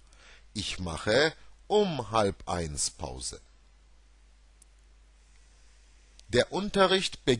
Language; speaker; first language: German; non-native, fluent; Turkish